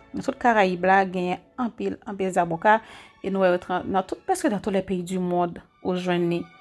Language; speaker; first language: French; non-native, local second language; Haitian Creole